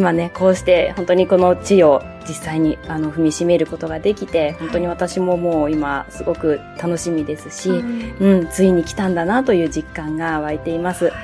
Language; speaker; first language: Japanese; native; Japanese